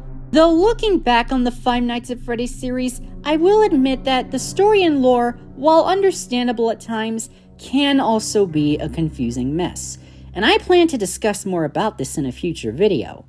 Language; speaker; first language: English; native; English